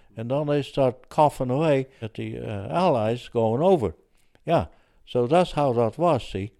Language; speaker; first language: English; early bilingual, other home language; Dutch